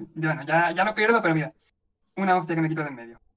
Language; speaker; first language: Spanish; native; Spanish